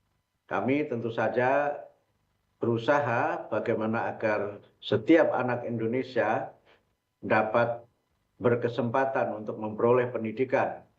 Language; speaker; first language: Indonesian; native; Indonesian